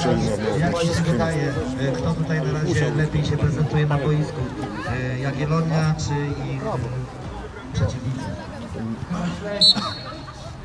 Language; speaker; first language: Polish; native; Polish